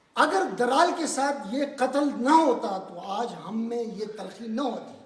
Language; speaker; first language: Urdu; non-native, local second language; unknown